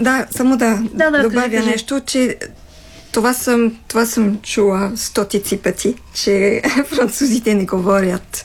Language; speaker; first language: Bulgarian; non-native, fluent; French